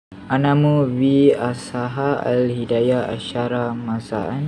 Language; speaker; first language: Arabic; non-native, learner; Malay